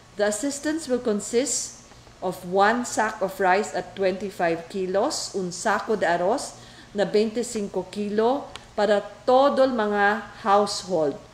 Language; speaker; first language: English; non-native, local second language; Chavacano